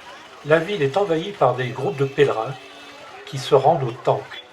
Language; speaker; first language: French; native; French